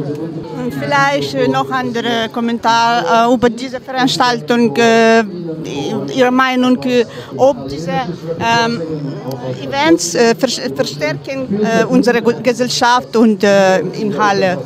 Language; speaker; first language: German; non-native, learner; Ukrainian